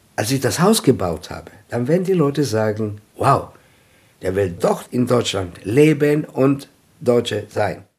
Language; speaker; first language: German; non-native, fluent; Italian